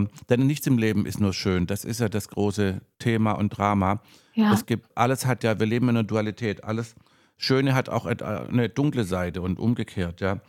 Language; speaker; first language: German; native; German